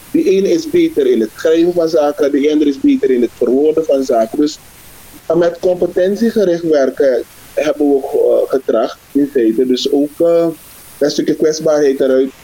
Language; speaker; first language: Dutch; native; Dutch